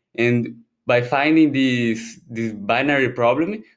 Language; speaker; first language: English; non-native, fluent; Portuguese